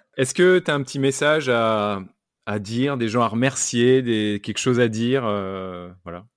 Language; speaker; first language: French; native; French